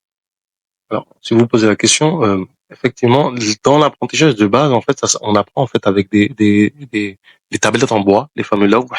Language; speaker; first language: French; non-native, local second language; Wolof